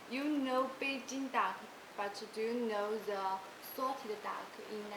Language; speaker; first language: English; non-native, learner; Chinese